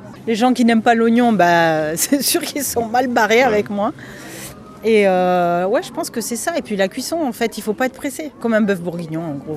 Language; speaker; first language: French; early bilingual, other home language; Spanish